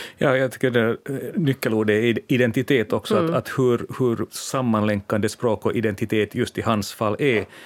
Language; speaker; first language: Swedish; native; Swedish